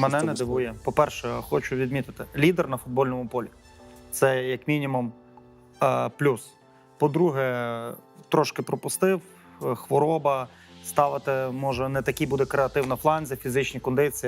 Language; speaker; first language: Ukrainian; native; Ukrainian